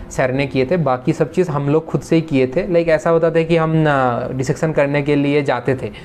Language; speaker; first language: Hindi; non-native, local second language; Bangla